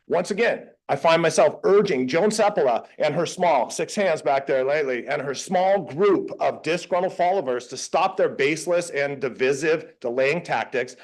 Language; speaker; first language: English; native; English